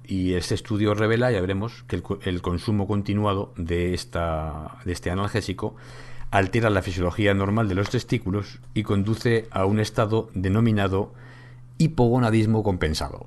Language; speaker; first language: Spanish; native; Spanish